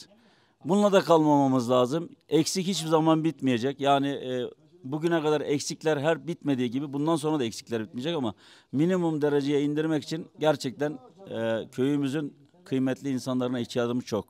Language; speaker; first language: Turkish; native; Turkish